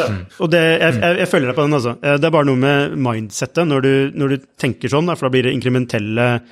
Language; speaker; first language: Norwegian; native; Norwegian